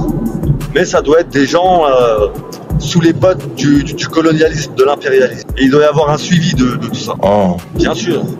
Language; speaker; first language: French; early bilingual, other home language; Turkish